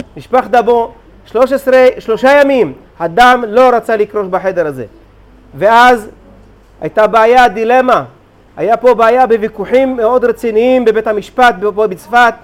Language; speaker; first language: Hebrew; native; Hebrew